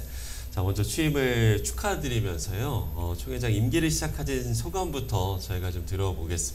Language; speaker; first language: Korean; native; Korean